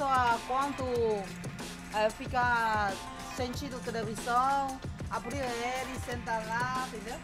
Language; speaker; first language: Portuguese; non-native, learner; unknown